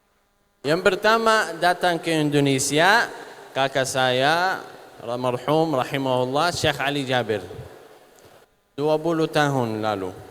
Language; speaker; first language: Indonesian; non-native, learner; Arabic